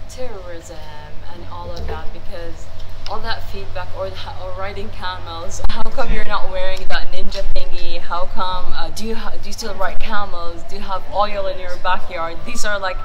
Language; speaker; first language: English; non-native, fluent; Arabic